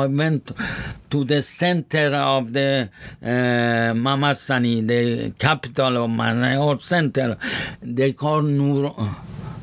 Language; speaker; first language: English; non-native, learner; Persian